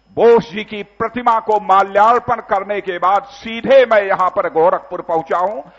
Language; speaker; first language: Hindi; native; Hindi